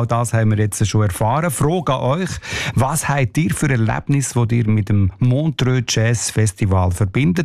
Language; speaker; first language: German; native; German